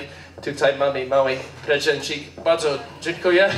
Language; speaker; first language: Polish; non-native, learner; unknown